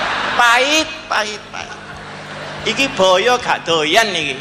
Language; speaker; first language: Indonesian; non-native, local second language; Javanese